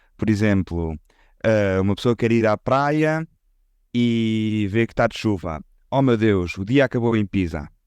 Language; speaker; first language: Portuguese; native; Portuguese